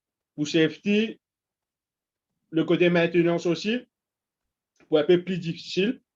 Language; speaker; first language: French; non-native, local second language; Morisyen